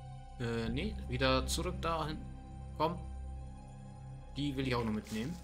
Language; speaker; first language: German; native; German